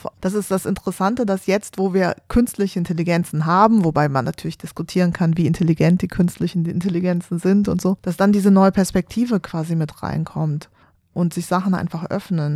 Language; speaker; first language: German; native; German